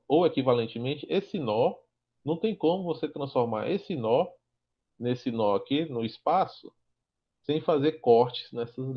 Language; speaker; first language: Portuguese; native; Portuguese